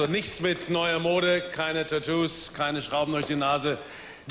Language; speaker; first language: German; native; German